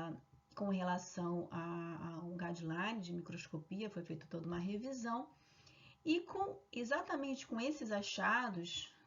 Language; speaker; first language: Portuguese; native; Portuguese